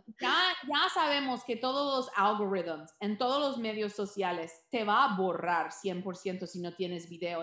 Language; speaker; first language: Spanish; early bilingual, heritage; Spanish